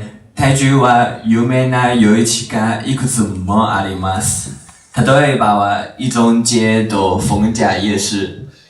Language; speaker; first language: Japanese; non-native, learner; Chinese